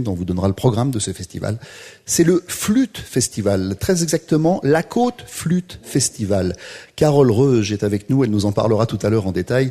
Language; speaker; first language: French; native; French